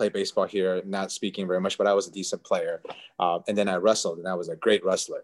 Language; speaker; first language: English; early bilingual, other home language; Chinese